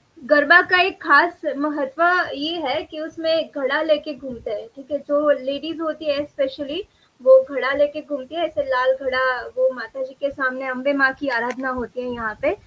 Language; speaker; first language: Hindi; non-native, local second language; Bangla